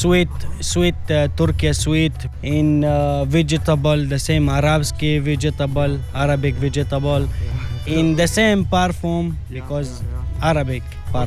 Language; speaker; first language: English; non-native, learner; Arabic